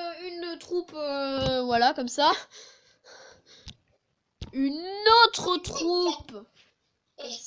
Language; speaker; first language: French; native; French